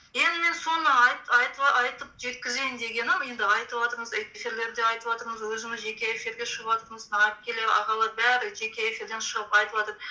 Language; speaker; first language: Kazakh; native; Kazakh